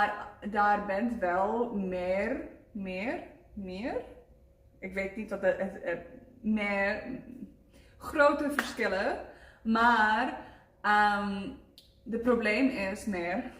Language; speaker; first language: Dutch; non-native, learner; Afrikaans